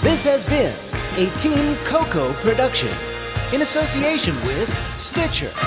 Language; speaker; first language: English; native; English